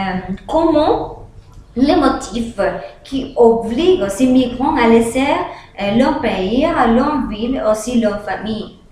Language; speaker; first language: French; non-native, learner; Spanish